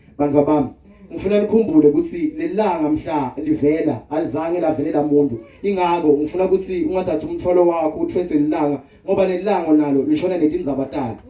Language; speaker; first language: Zulu; non-native, local second language; Swati